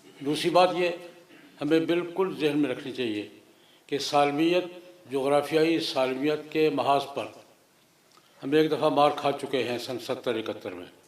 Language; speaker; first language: Urdu; non-native, local second language; Punjabi